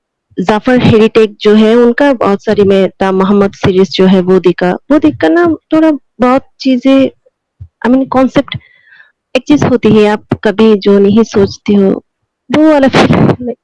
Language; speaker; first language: Hindi; non-native, local second language; Bangla